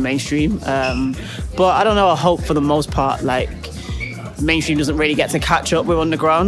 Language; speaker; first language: English; native; English